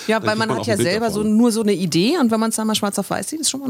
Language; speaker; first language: German; native; German